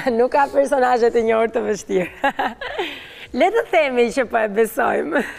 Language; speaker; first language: Albanian; native; Albanian